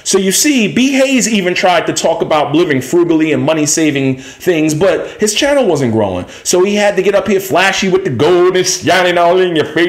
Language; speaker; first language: English; native; English